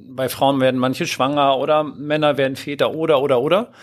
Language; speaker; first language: German; native; German